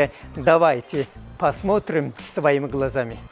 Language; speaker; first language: Russian; non-native, fluent; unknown